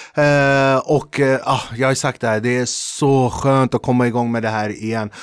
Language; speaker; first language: Swedish; early bilingual, other home language; Kurdish